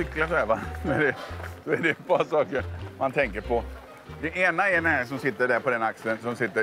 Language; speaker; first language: Swedish; native; Swedish